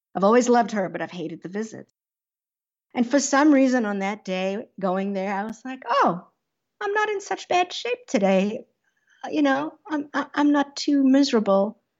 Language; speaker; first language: English; native; English